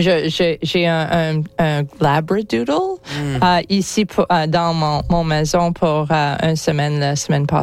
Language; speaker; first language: French; non-native, learner; English